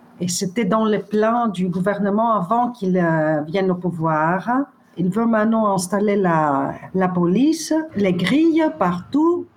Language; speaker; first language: French; non-native, fluent; Greek